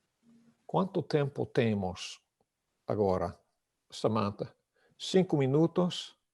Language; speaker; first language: Portuguese; non-native, learner; English